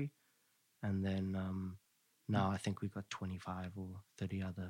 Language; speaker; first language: English; native; English